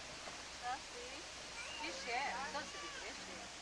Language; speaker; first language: French; native; French